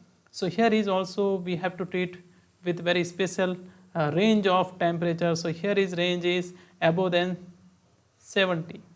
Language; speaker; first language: English; non-native, local second language; Hindi